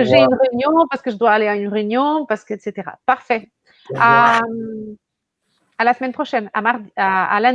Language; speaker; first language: French; non-native, fluent; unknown